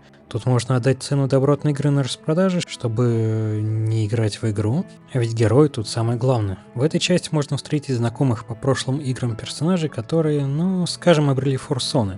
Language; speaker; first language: Russian; native; Russian